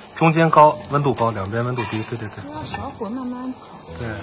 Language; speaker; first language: Chinese; native; Chinese